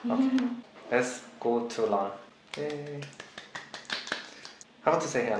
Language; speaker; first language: English; non-native, learner; Korean